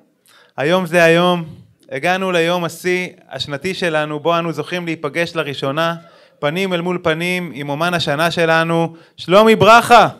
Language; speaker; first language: Hebrew; native; Hebrew